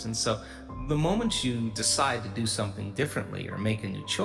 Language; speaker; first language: English; native; English